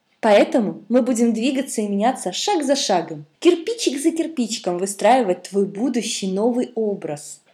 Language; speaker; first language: Russian; native; Russian